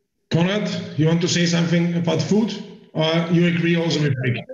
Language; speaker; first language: English; non-native, fluent; German